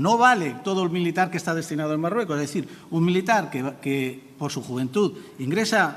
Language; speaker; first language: Spanish; native; Spanish